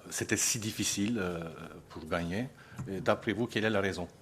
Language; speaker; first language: French; non-native, fluent; Turkish